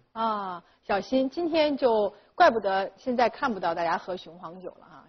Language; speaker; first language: Chinese; native; Chinese